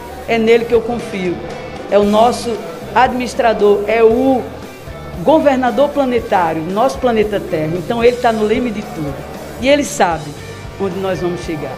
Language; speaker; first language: Portuguese; native; Portuguese